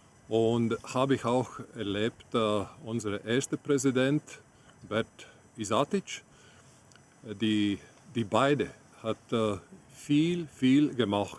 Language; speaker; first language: German; non-native, learner; Latvian